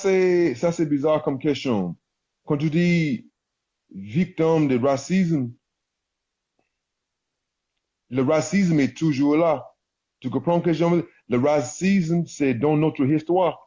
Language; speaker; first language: French; non-native, learner; English